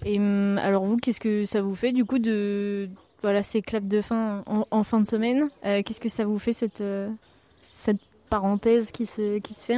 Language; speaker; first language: French; native; French